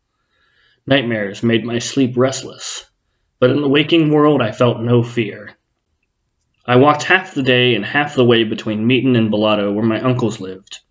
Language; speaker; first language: English; native; English